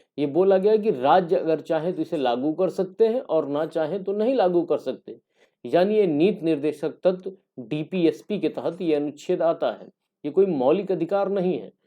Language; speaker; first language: Hindi; native; Hindi